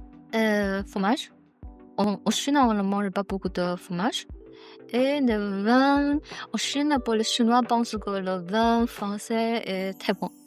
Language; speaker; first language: French; non-native, learner; Chinese